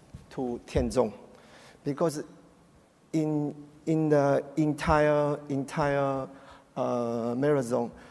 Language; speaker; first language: English; non-native, learner; Chinese